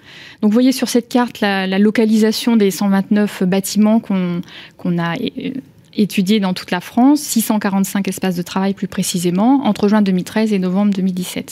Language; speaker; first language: French; native; French